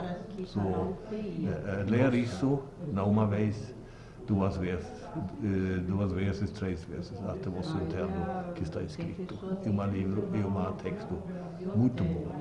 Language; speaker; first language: Portuguese; non-native, learner; Swedish